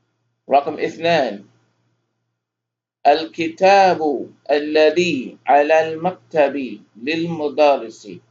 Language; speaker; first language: Arabic; non-native, fluent; English